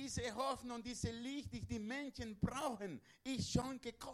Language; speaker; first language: German; non-native, learner; Spanish